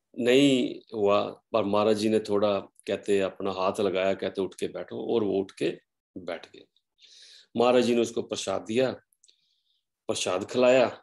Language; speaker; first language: Hindi; non-native, local second language; Punjabi